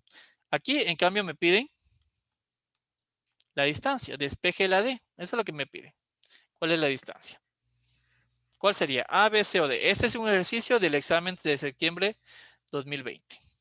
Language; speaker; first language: Spanish; native; Spanish